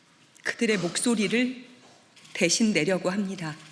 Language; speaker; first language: Korean; native; Korean